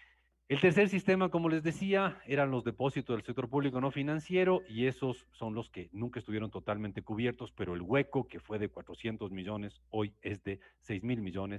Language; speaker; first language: Spanish; native; Spanish